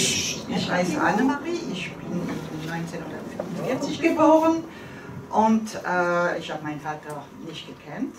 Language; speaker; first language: German; early bilingual, heritage; French